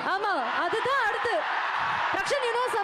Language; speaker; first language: Tamil; native; Tamil